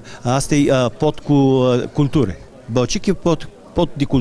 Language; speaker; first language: Romanian; non-native, learner; Bulgarian